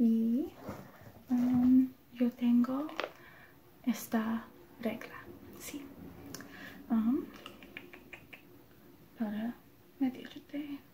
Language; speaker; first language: Spanish; non-native, learner; English